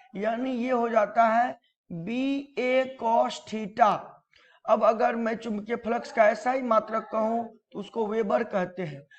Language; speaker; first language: Hindi; native; Hindi